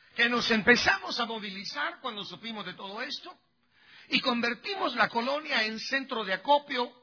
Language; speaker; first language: Spanish; native; Spanish